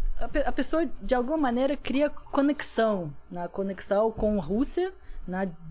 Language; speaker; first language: Portuguese; non-native, fluent; Russian